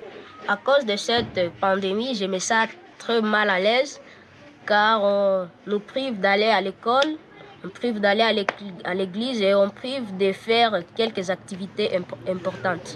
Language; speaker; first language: French; non-native, local second language; Swahili